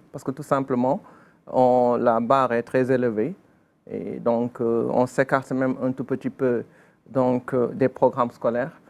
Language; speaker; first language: French; non-native, local second language; Wolof